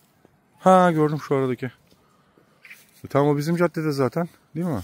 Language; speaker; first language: Turkish; native; Turkish